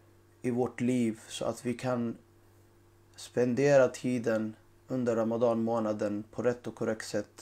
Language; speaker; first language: Swedish; non-native, fluent; Urdu